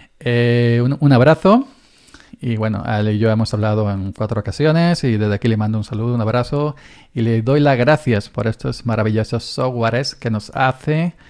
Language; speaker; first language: Spanish; native; Spanish